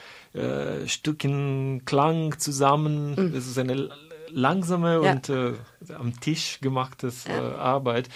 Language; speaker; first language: German; non-native, fluent; Italian